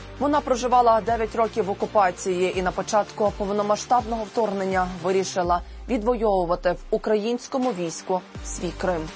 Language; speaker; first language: Ukrainian; native; Ukrainian